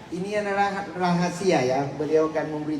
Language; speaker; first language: Indonesian; non-native, learner; Thai